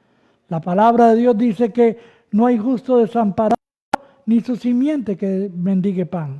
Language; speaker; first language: Spanish; native; Spanish